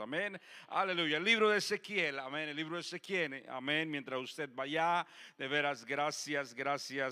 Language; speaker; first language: Spanish; native; Spanish